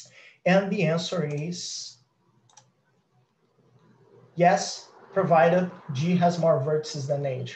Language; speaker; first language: English; non-native, fluent; Portuguese